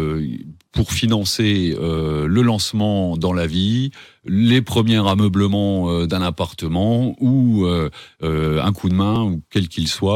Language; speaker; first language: French; native; French